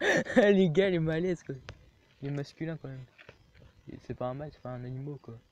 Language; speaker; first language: French; native; French